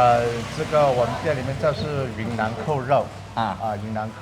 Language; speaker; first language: Chinese; early bilingual, heritage; Chinese